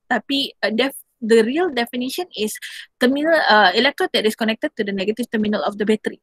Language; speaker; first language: English; non-native, local second language; Malay